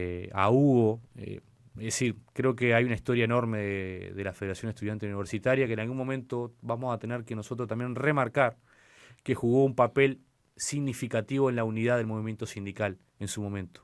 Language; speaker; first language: Spanish; native; Spanish